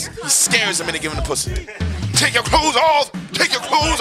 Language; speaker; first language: English; native; English